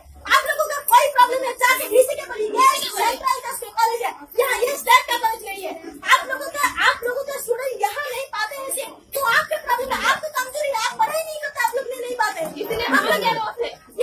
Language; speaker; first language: Hindi; non-native, local second language; Odia